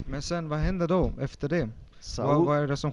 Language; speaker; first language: Swedish; early bilingual, other home language; Spanish